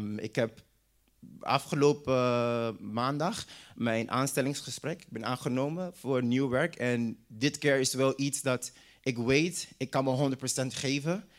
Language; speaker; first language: Dutch; non-native, local second language; English